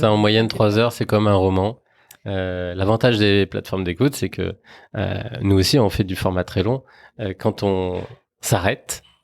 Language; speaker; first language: French; native; French